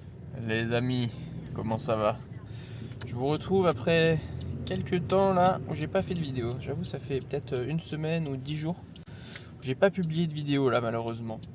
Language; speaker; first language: French; native; French